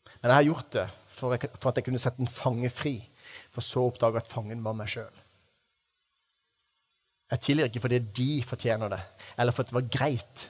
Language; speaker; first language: Norwegian; native; Norwegian